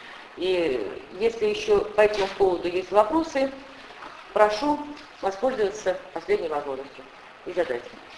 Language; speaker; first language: Russian; native; Russian